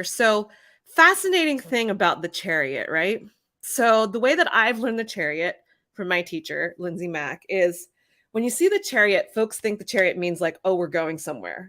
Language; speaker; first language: English; native; English